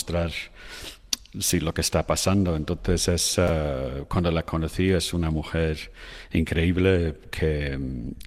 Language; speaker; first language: Spanish; non-native, fluent; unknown